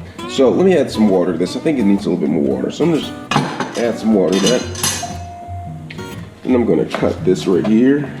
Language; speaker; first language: English; native; English